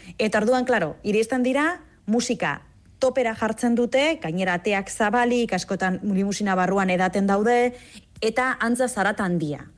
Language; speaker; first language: Basque; native; Basque